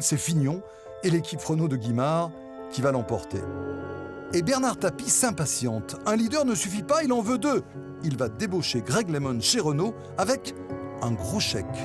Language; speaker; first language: French; native; French